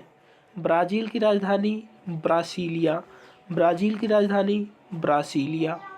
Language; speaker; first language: Hindi; native; Hindi